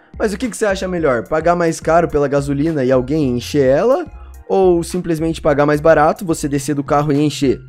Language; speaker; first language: Portuguese; native; Portuguese